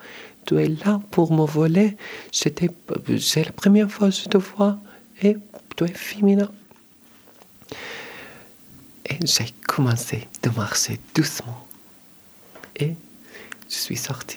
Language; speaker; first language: French; non-native, learner; Arabic